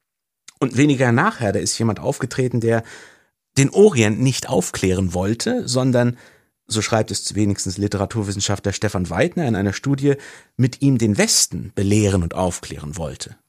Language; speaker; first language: German; native; German